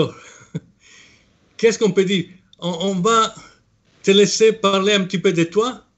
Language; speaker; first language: French; non-native, fluent; Italian